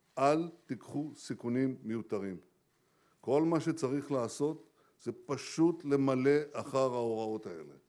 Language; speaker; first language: Hebrew; native; Hebrew